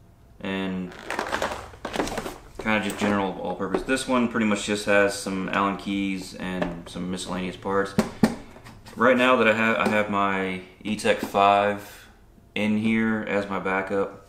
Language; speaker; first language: English; native; English